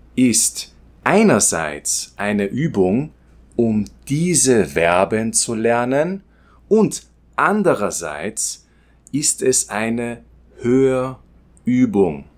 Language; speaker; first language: German; non-native, fluent; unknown